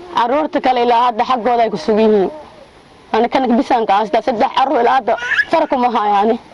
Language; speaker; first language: Somali; native; Somali